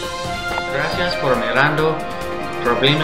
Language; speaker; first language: Spanish; non-native, learner; English